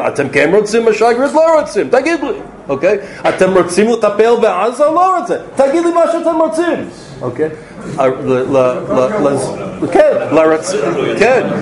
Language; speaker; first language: Hebrew; non-native, fluent; English